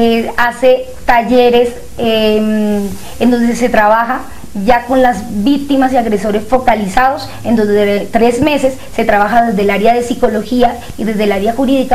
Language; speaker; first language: Spanish; native; Spanish